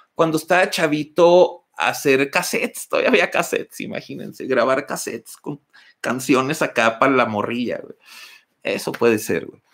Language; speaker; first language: Spanish; native; Spanish